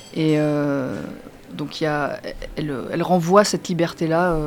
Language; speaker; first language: French; native; French